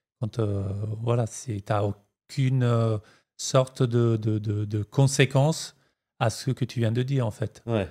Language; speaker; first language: French; non-native, fluent; Italian